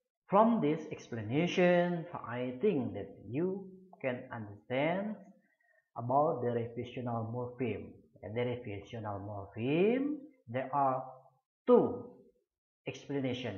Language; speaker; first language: English; non-native, fluent; Indonesian